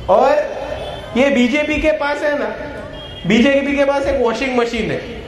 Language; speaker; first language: Hindi; non-native, local second language; Marathi